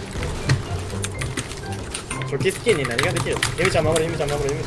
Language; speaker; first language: Japanese; native; Japanese